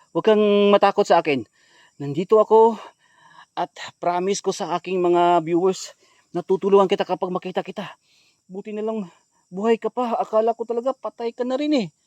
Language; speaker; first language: Filipino; native; Filipino